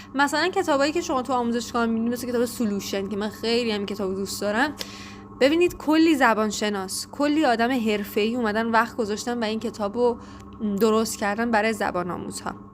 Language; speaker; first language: Persian; native; Persian